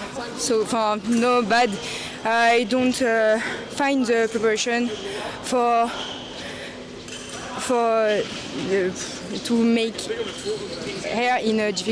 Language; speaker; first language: English; non-native, learner; French